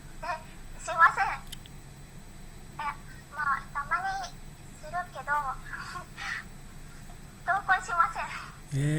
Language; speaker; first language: Japanese; non-native, learner; Indonesian